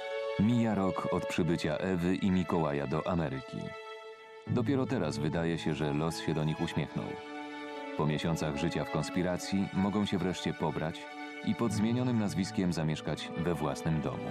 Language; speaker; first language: Polish; native; Polish